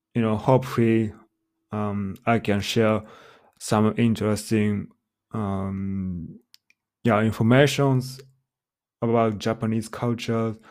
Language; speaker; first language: English; non-native, fluent; Japanese